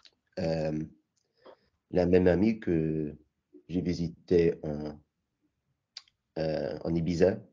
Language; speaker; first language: French; non-native, learner; English